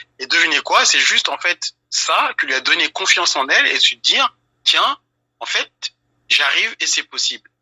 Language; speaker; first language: French; early bilingual, other home language; Fula